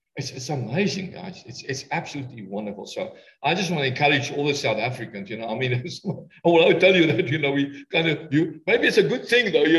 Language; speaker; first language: English; non-native, local second language; Afrikaans